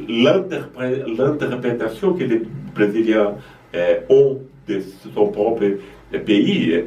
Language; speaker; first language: French; non-native, fluent; Portuguese